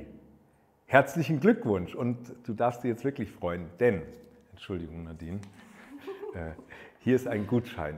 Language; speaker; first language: German; native; German